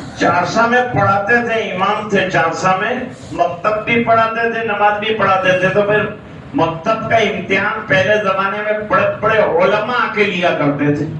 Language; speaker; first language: Urdu; non-native, local second language; Gujarati